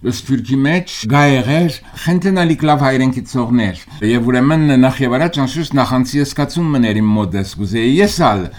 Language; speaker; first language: Armenian; early bilingual, heritage; Armenian